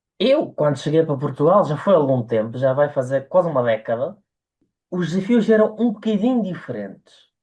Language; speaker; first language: Portuguese; early bilingual, other home language; Ukrainian